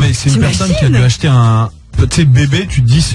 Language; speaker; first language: French; native; French